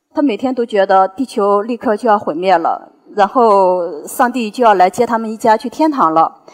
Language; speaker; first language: Chinese; native; Chinese